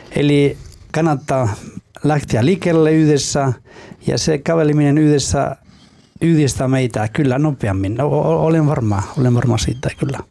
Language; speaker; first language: Finnish; non-native, fluent; Spanish